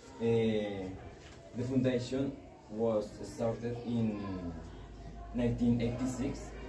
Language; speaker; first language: English; non-native, learner; Spanish